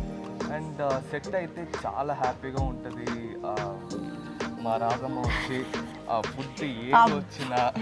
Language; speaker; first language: Telugu; non-native, fluent; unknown